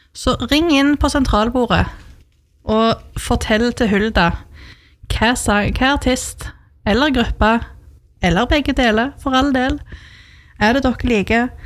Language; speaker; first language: Norwegian; native; Norwegian